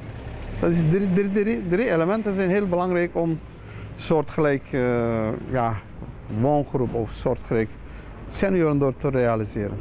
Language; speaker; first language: Dutch; non-native, fluent; Turkish